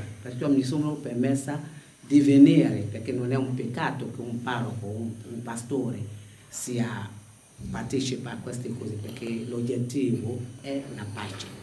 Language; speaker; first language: Italian; non-native, fluent; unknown